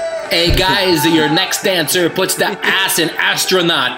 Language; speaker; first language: English; native; English